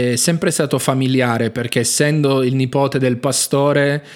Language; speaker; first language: Italian; native; Italian